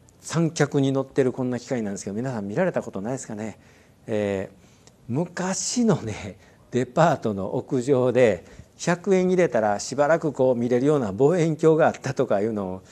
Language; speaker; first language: Japanese; native; Japanese